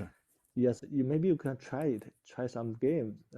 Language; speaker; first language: English; non-native, learner; Chinese